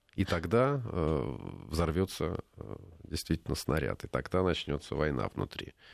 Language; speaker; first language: Russian; native; Russian